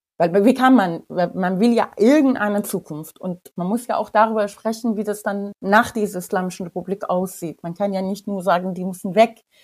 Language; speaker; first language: German; non-native, fluent; Persian